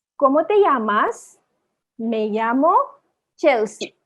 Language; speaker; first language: Spanish; non-native, learner; Manipuri